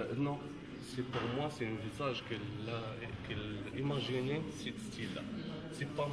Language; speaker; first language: French; non-native, local second language; Arabic